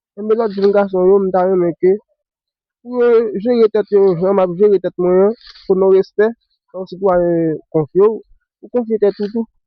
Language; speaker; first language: Haitian Creole; native; Haitian Creole